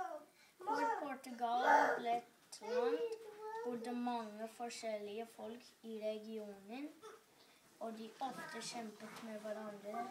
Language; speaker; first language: Norwegian; early bilingual, other home language; English